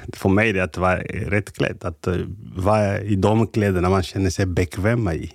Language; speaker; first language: Swedish; non-native, fluent; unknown